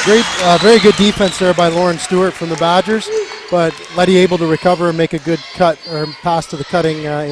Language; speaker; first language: English; native; English